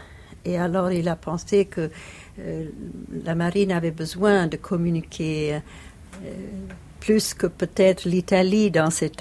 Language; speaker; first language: French; non-native, fluent; Italian